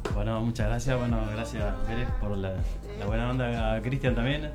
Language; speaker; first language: Spanish; native; Spanish